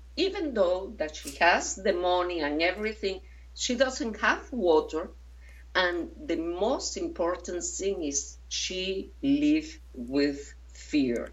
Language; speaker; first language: English; non-native, fluent; Spanish